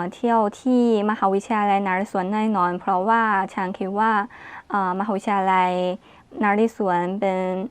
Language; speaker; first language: Thai; non-native, learner; Chinese